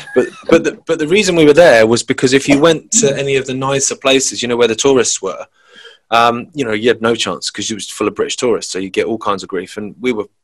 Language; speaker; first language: English; native; English